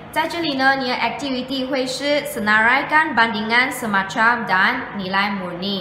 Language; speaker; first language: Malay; non-native, local second language; Chinese